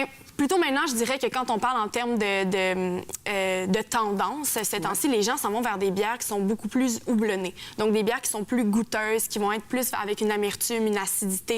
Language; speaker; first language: French; native; French